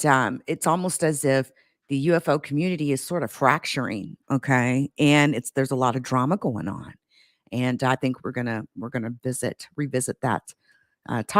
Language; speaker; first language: English; native; English